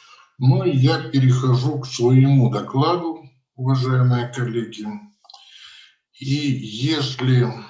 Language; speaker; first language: Russian; native; Russian